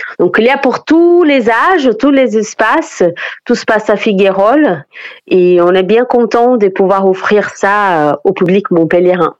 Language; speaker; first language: French; non-native, fluent; Portuguese